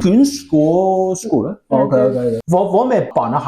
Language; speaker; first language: Norwegian; non-native, learner; Welsh